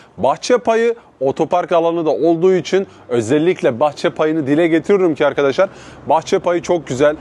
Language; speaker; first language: Turkish; native; Turkish